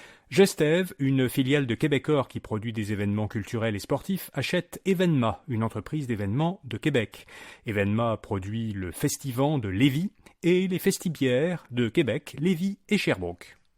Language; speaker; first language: French; native; French